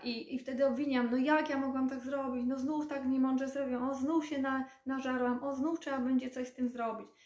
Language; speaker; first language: Polish; native; Polish